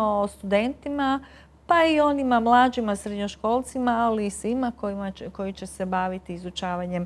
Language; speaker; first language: Croatian; native; Croatian